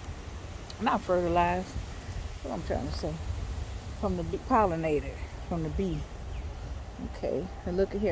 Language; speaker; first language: English; native; English